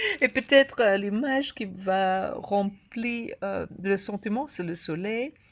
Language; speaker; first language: French; non-native, learner; German